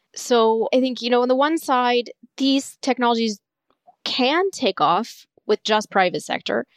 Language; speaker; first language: English; native; English